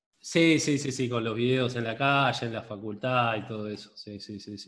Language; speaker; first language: Spanish; native; Spanish